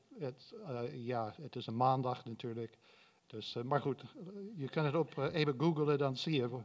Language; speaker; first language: Dutch; non-native, fluent; English